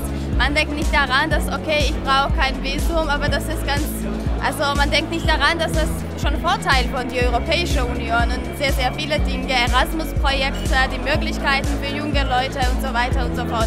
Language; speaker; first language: German; non-native, fluent; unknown